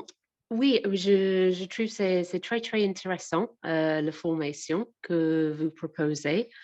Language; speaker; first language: French; non-native, learner; English